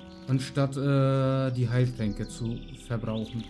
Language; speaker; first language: German; native; German